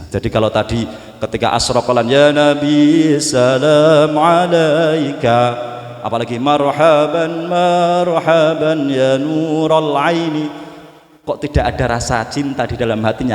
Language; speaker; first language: Indonesian; non-native, local second language; Javanese